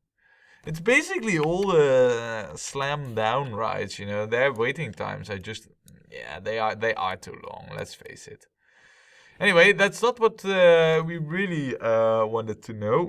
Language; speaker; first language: English; non-native, fluent; Dutch